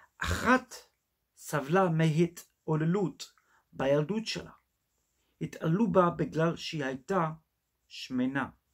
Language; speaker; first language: Hebrew; non-native, fluent; English